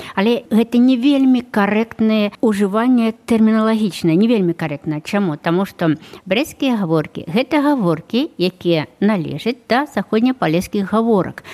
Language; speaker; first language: Belarusian; native; Belarusian